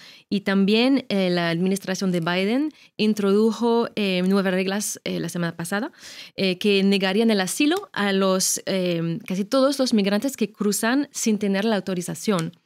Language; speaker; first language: Spanish; non-native, fluent; French